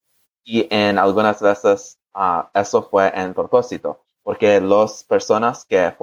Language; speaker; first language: Spanish; early bilingual, heritage; English